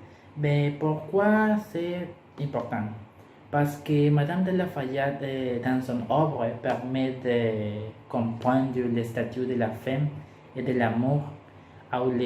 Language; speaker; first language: French; non-native, learner; Spanish